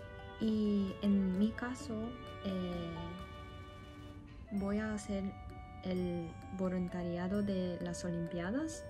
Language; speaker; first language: Spanish; non-native, fluent; Japanese